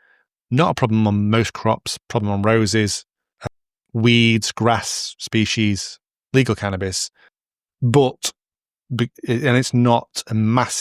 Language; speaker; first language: English; native; English